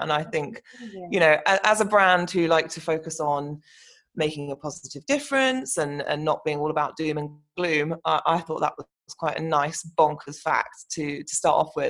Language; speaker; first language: English; native; English